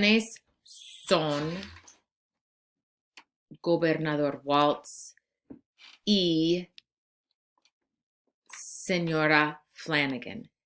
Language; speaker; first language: Spanish; non-native, fluent; English